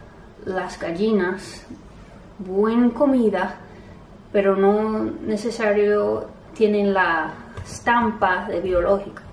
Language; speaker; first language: Spanish; early bilingual, heritage; Spanish